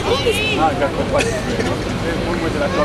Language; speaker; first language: French; native; French